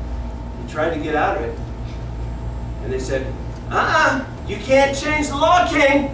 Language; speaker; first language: English; native; English